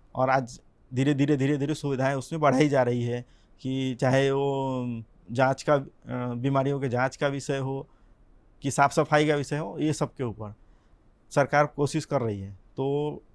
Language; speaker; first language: Hindi; non-native, local second language; Gujarati